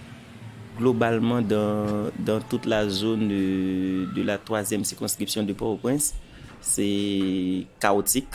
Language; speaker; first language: French; non-native, local second language; Haitian Creole